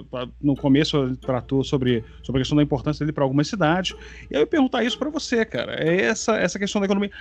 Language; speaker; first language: Portuguese; native; Portuguese